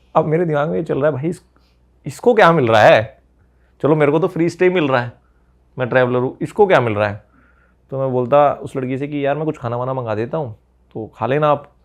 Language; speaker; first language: Hindi; native; Hindi